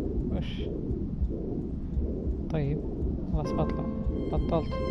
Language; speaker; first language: Arabic; native; Arabic